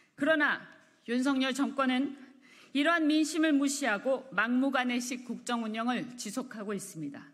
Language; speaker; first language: Korean; native; Korean